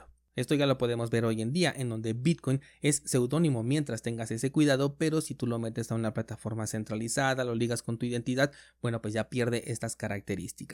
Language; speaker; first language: Spanish; native; Spanish